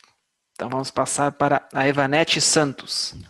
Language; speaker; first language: Portuguese; native; Portuguese